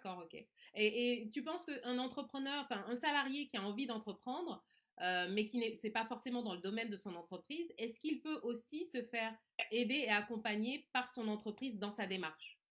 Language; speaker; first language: French; native; French